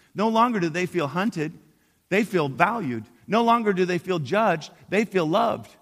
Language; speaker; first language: English; native; English